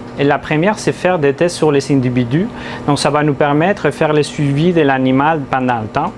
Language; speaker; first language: French; non-native, fluent; Spanish